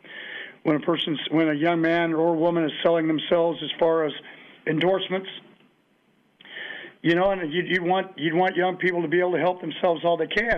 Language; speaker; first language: English; native; English